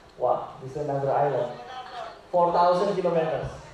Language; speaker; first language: English; non-native, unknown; Indonesian